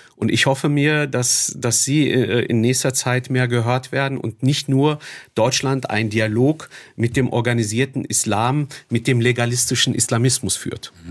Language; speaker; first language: German; early bilingual, other home language; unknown